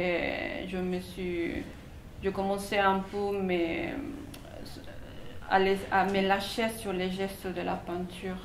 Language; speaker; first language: French; non-native, fluent; Spanish